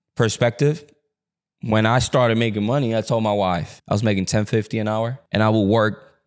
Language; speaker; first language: English; early bilingual, other home language; Spanish